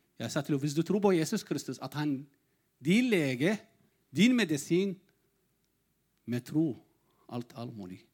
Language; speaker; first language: Norwegian; non-native, learner; Arabic